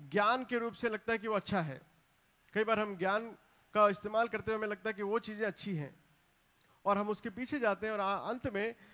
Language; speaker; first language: Hindi; non-native, local second language; Telugu